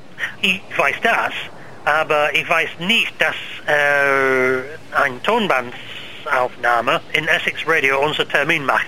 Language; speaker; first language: German; non-native, learner; English